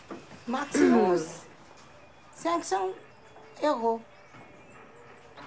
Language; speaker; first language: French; non-native, learner; Portuguese